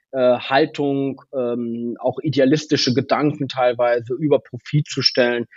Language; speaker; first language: German; native; German